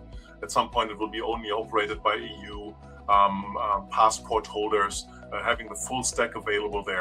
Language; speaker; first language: English; non-native, fluent; German